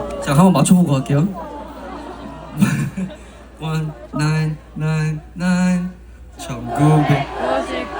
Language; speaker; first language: Korean; early bilingual, heritage; Korean